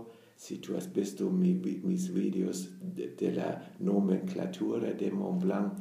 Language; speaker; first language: Spanish; non-native, fluent; German